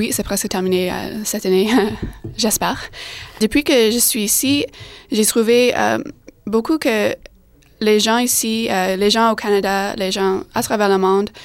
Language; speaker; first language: French; non-native, fluent; English